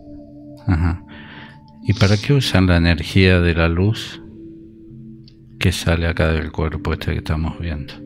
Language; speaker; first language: Spanish; native; Spanish